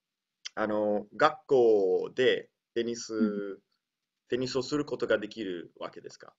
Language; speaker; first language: Japanese; non-native, learner; Italian